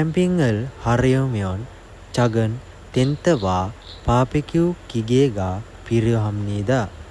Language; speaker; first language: Korean; non-native, learner; Sinhala